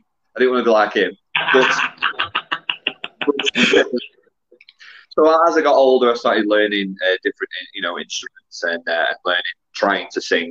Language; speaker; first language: English; native; English